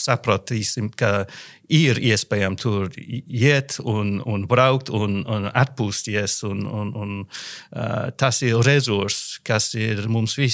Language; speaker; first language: Latvian; non-native, learner; English